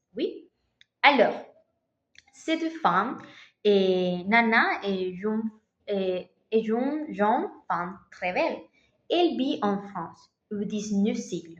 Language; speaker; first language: French; non-native, learner; Spanish